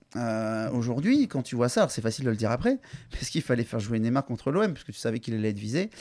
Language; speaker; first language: French; native; French